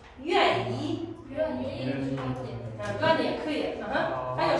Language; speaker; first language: Chinese; non-native, fluent; Kyrgyz